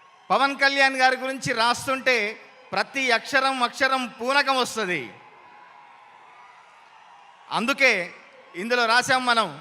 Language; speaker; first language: Telugu; native; Telugu